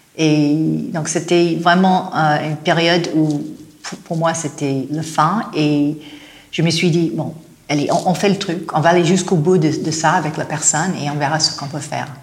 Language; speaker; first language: French; non-native, fluent; English